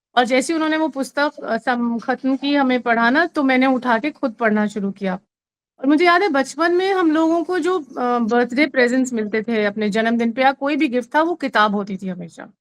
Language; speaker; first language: Hindi; native; Hindi